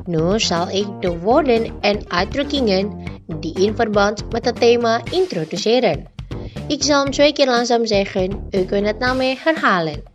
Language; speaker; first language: Dutch; non-native, fluent; Indonesian